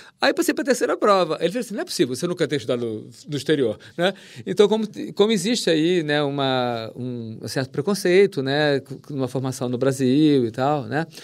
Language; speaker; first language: Portuguese; native; Portuguese